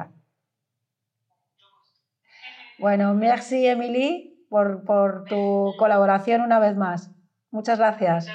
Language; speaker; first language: Spanish; native; Spanish